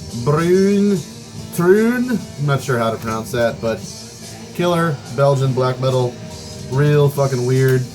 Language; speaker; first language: English; native; English